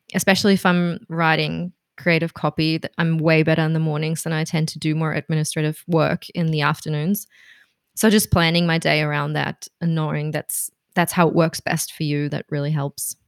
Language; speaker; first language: English; non-native, fluent; German